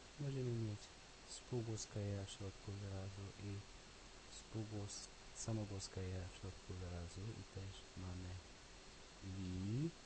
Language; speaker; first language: Polish; non-native, learner; Arabic